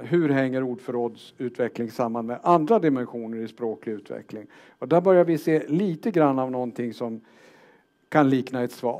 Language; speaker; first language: Swedish; native; Swedish